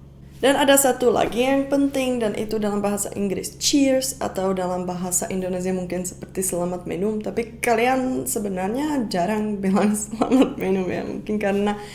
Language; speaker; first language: Indonesian; non-native, fluent; Czech